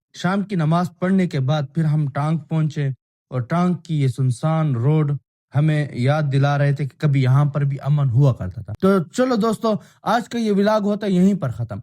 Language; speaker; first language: Urdu; non-native, local second language; Pashto